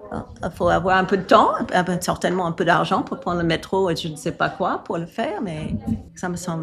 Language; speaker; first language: French; non-native, fluent; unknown